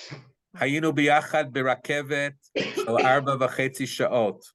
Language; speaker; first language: Hebrew; non-native, fluent; English